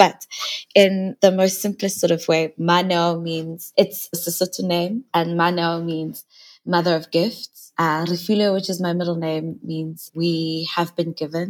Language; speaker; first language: English; non-native, local second language; Southern Sotho